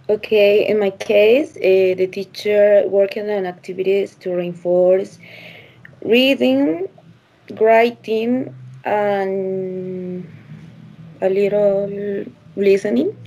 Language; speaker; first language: English; non-native, learner; Spanish